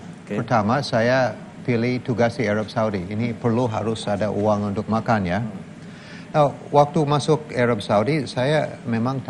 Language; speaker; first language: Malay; non-native, fluent; English